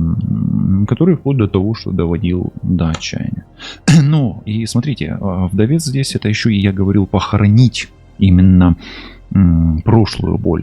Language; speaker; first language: Russian; non-native, local second language; Ukrainian